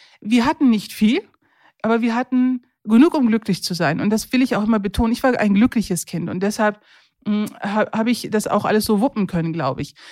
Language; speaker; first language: German; early bilingual, other home language; Turkish